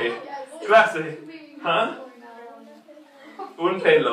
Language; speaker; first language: Spanish; non-native, fluent; English